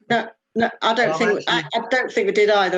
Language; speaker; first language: English; native; English